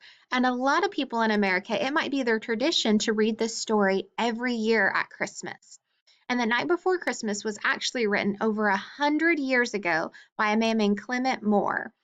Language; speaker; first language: English; native; English